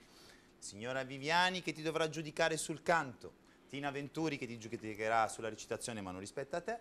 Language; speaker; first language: Italian; native; Italian